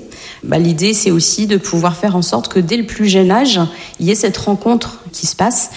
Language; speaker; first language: French; native; French